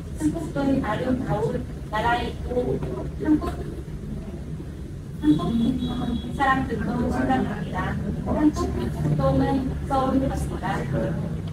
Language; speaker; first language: Korean; non-native, learner; Vietnamese